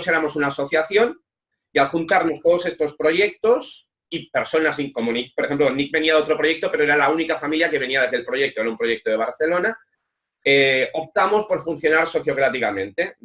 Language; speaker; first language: Spanish; native; Spanish